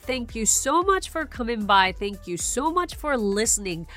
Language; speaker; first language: English; non-native, fluent; Japanese